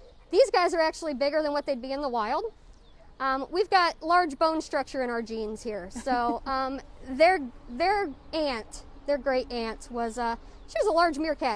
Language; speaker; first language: English; native; English